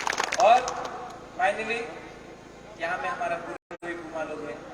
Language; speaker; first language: Hindi; non-native, local second language; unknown